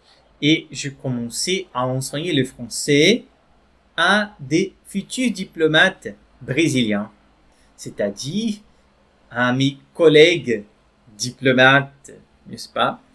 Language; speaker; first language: French; non-native, fluent; Portuguese